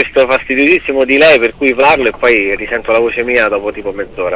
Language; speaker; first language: Italian; native; Italian